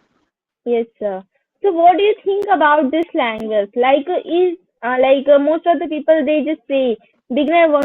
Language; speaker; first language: English; non-native, learner; Hindi